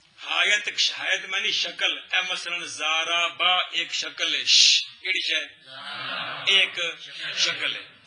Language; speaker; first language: Urdu; non-native, local second language; Punjabi